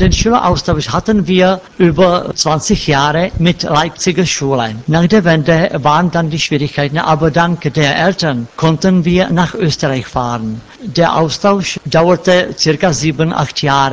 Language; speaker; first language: German; non-native, learner; Czech